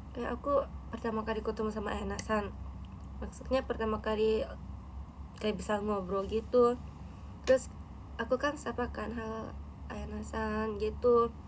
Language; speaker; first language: Indonesian; non-native, fluent; Japanese